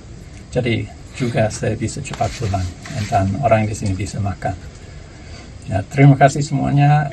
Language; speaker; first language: Indonesian; non-native, learner; English